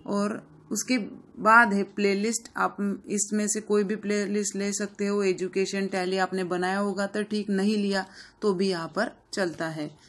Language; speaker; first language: Hindi; non-native, local second language; Marathi